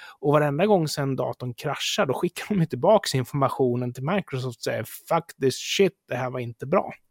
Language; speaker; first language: Swedish; native; Swedish